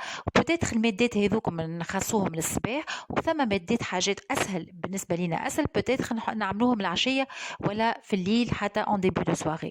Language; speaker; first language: Arabic; native; Arabic